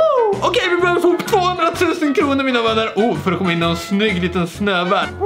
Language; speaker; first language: Swedish; native; Swedish